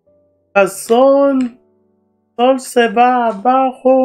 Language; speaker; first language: Spanish; non-native, learner; English